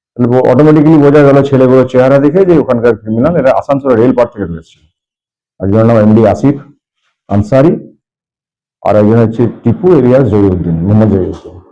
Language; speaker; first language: Bangla; native; Bangla